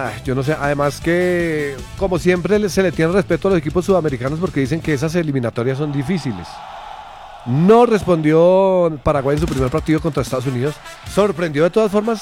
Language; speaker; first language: Spanish; native; Spanish